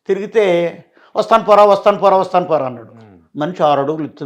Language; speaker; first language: Telugu; native; Telugu